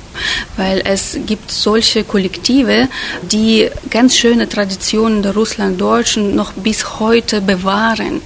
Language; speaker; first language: German; non-native, fluent; Russian